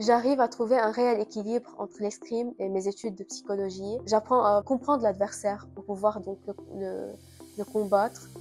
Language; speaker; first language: French; non-native, local second language; Arabic